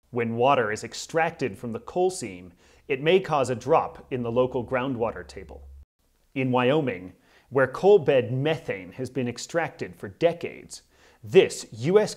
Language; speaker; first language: English; native; English